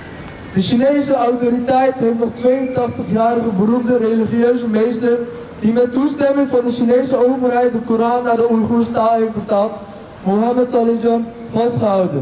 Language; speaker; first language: Dutch; non-native, fluent; Uyghur